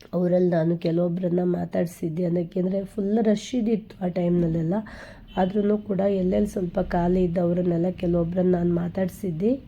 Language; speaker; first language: Kannada; native; Kannada